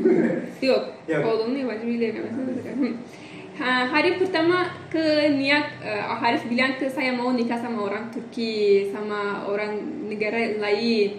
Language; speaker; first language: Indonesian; non-native, learner; Turkish